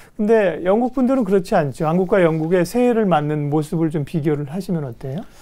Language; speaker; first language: Korean; native; Korean